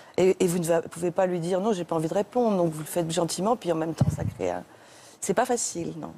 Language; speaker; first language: French; native; French